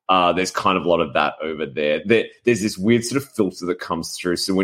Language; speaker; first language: English; native; English